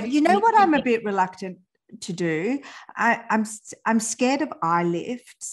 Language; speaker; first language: English; early bilingual, other home language; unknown